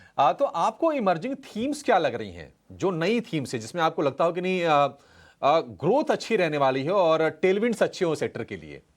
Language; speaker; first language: Hindi; native; Hindi